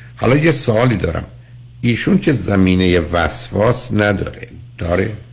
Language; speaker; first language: Persian; native; Persian